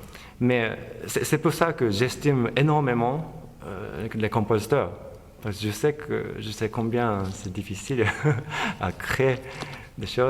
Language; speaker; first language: French; non-native, fluent; Japanese